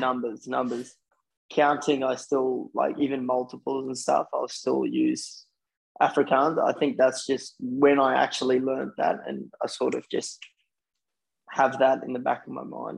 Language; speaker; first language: English; early bilingual, other home language; Afrikaans